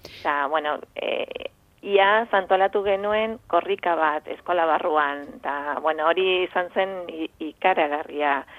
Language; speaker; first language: Basque; non-native, fluent; Spanish